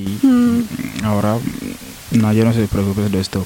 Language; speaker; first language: Spanish; non-native, learner; Wolof